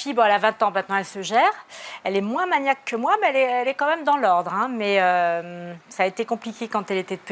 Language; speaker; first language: French; native; French